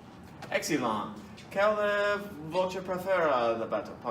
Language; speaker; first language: French; non-native, learner; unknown